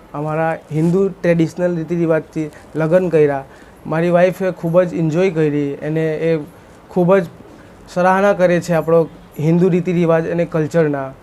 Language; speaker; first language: Gujarati; non-native, local second language; Hindi